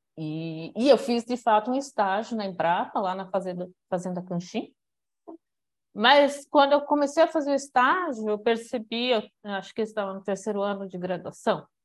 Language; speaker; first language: Portuguese; early bilingual, other home language; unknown